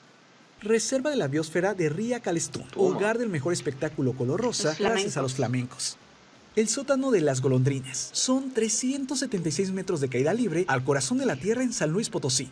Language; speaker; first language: Spanish; native; Spanish